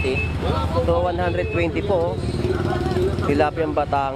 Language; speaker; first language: Filipino; native; Filipino